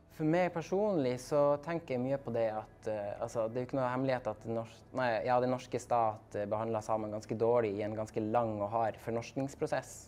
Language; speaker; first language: Norwegian; native; Norwegian